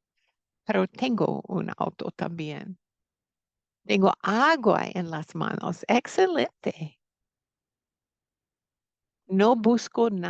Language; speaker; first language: Spanish; non-native, fluent; English